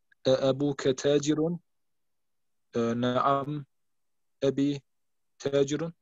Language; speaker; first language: Arabic; non-native, learner; German